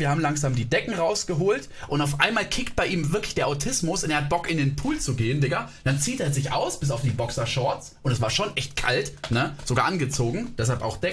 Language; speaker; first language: German; native; German